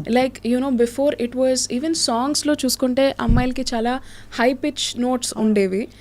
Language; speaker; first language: Telugu; native; Telugu